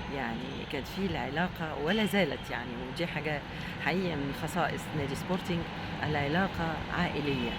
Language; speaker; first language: Egyptian Arabic; native; Egyptian Arabic